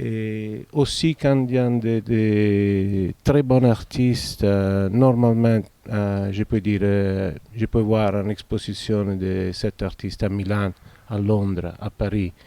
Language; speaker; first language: French; non-native, fluent; Italian